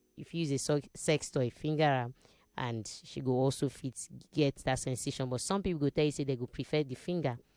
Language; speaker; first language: Nigerian Pidgin; non-native, local second language; Igbo